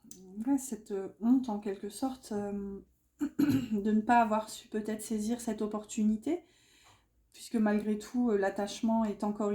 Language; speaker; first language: French; native; French